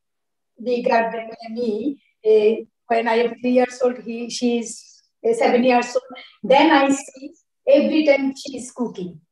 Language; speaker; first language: English; non-native, learner; Bangla